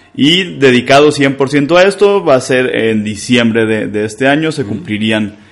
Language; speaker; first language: Spanish; native; Spanish